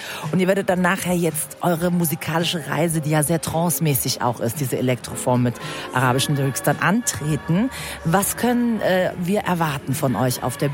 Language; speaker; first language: German; early bilingual, other home language; Persian